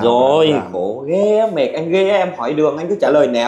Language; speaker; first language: Vietnamese; native; Vietnamese